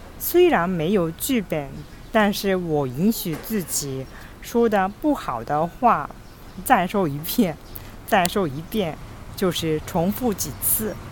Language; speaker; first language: Chinese; non-native, fluent; Japanese